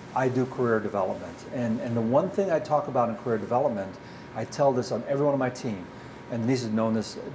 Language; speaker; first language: English; early bilingual, other home language; Dutch